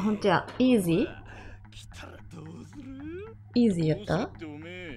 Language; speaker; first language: English; non-native, learner; Japanese